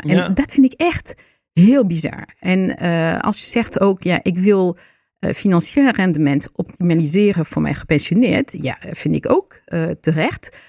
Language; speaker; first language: Dutch; non-native, fluent; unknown